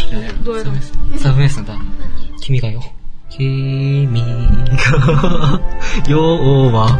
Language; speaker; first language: Russian; non-native, learner; Japanese